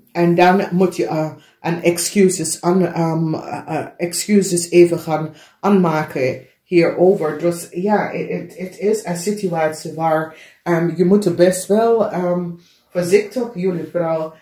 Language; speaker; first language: Dutch; non-native, learner; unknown